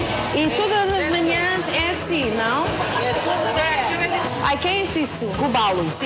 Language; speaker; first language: Portuguese; non-native, learner; French